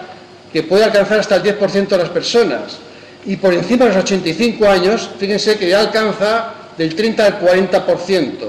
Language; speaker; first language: Spanish; native; Spanish